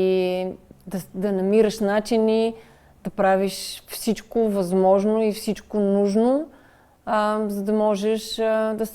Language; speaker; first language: Bulgarian; native; Bulgarian